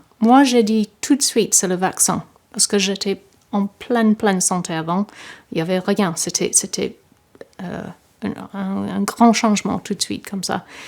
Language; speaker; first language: French; non-native, fluent; English